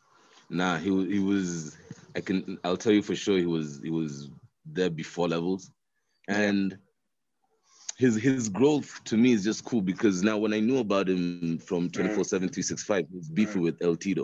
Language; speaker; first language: English; non-native, local second language; Swahili